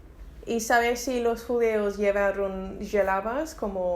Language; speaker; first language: Spanish; non-native, learner; English